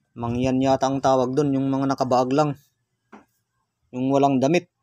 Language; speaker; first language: Filipino; non-native, local second language; Iloko